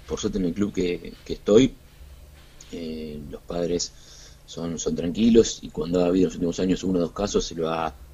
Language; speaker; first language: Spanish; native; Spanish